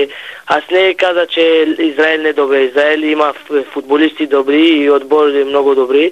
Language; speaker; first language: Bulgarian; non-native, learner; Hebrew